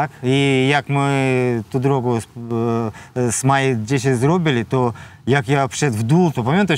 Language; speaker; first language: Polish; non-native, learner; Russian